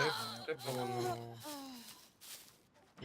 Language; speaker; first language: Russian; native; Russian